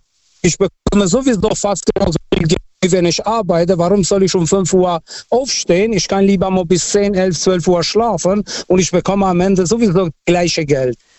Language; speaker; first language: German; non-native, fluent; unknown